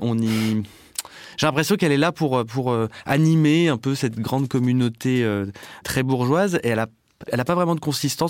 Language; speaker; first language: French; native; French